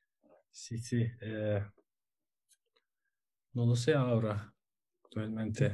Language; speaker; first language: Spanish; non-native, learner; Turkish